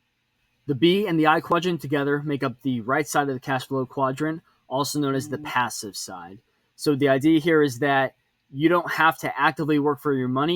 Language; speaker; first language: English; native; English